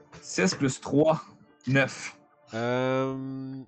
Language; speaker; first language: French; native; French